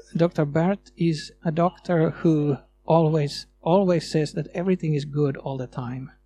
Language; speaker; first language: English; non-native, fluent; Swedish